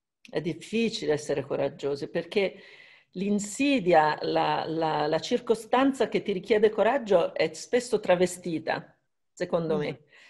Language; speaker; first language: Italian; native; Italian